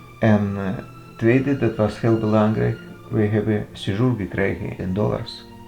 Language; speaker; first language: Dutch; non-native, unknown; Russian